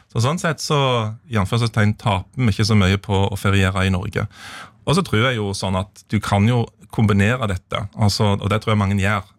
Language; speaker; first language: Norwegian; native; Norwegian